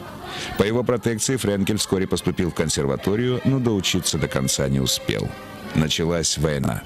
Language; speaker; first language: Russian; native; Russian